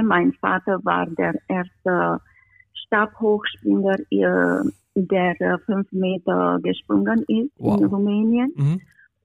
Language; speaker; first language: German; non-native, fluent; Romanian